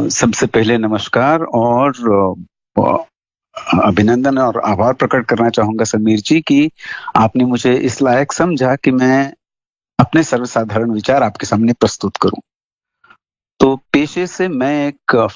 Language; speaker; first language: Hindi; non-native, local second language; Kannada